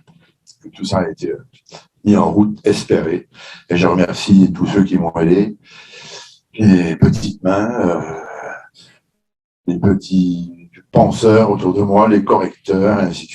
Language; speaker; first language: French; native; French